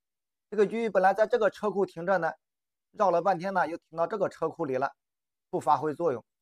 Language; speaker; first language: Chinese; native; Chinese